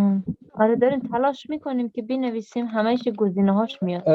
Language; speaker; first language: Persian; native; Persian